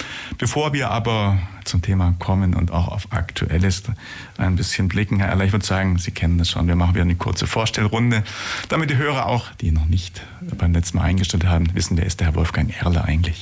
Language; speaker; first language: German; native; German